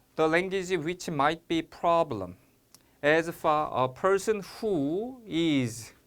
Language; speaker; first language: English; non-native, fluent; Korean